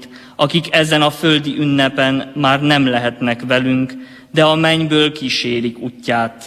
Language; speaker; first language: Hungarian; native; Hungarian